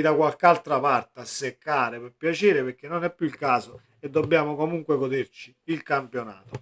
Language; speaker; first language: Italian; native; Italian